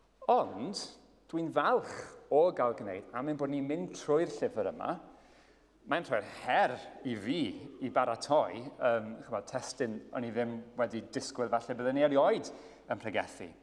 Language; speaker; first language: Welsh; native; Welsh